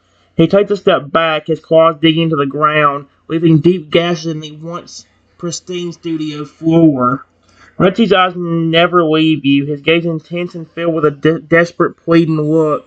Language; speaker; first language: English; native; English